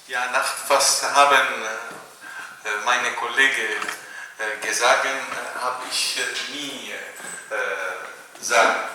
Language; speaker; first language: German; non-native, learner; Arabic